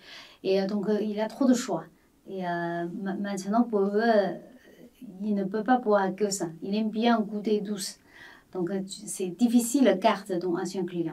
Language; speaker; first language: French; non-native, learner; Chinese